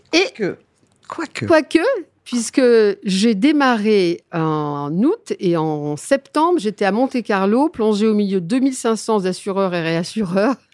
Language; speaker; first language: French; native; French